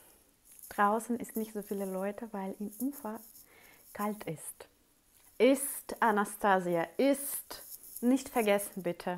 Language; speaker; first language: German; non-native, fluent; Russian